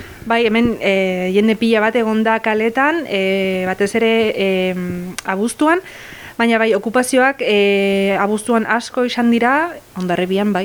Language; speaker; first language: Basque; non-native, local second language; Spanish